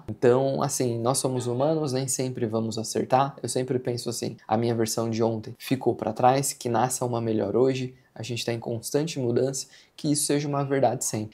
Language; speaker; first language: Portuguese; native; Portuguese